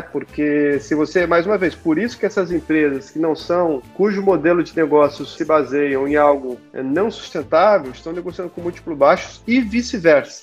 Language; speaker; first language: Portuguese; native; Portuguese